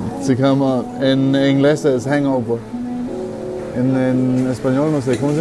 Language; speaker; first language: Spanish; non-native, learner; German